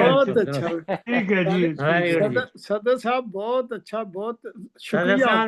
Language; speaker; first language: Hindi; non-native, local second language; Punjabi